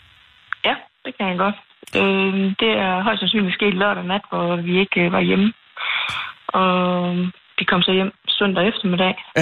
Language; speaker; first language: Danish; native; Danish